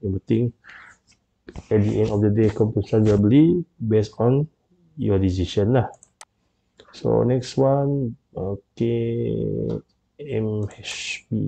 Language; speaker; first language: English; non-native, local second language; Malay